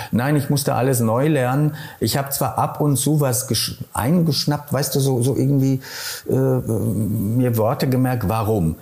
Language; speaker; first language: German; non-native, fluent; Polish